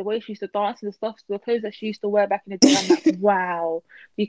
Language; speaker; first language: English; native; English